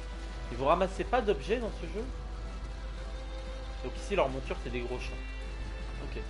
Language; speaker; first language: French; native; French